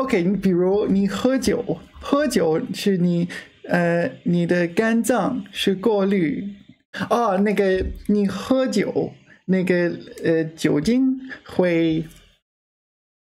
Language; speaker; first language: Chinese; non-native, learner; English